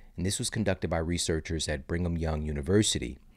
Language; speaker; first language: English; native; English